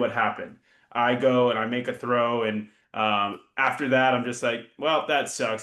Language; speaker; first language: English; native; English